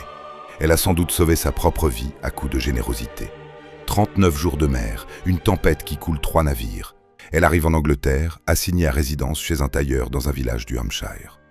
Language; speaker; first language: French; native; French